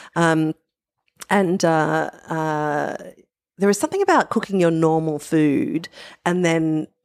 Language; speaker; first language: English; native; English